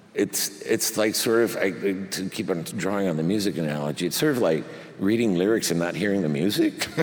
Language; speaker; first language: English; early bilingual, other home language; Spanish